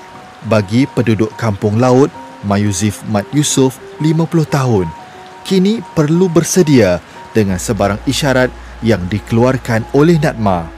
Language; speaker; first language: Malay; native; Malay